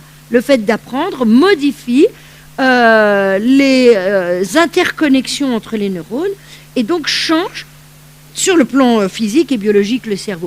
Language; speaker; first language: French; native; French